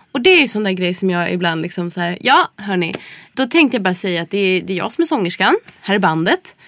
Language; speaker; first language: Swedish; native; Swedish